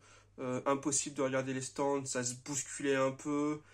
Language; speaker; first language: French; native; French